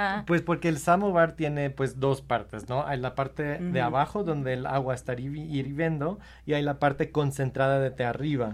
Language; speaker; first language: Spanish; non-native, fluent; English